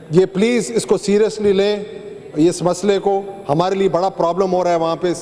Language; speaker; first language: Urdu; non-native, local second language; Sindhi